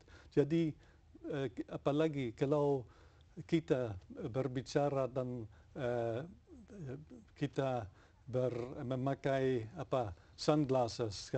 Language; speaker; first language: Indonesian; non-native, fluent; Dutch